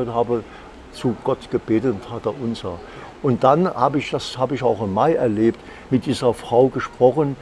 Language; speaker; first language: German; native; German